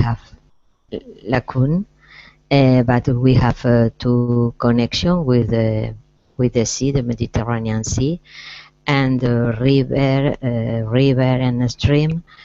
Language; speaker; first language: English; non-native, learner; Spanish